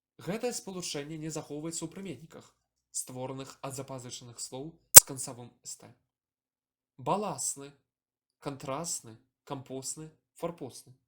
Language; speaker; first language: Belarusian; native; Belarusian